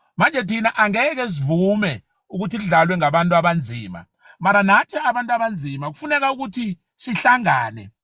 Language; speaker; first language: Zulu; non-native, local second language; South Ndebele